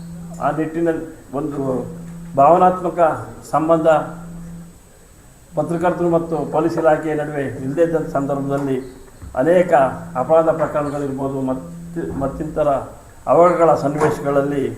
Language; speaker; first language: Kannada; native; Kannada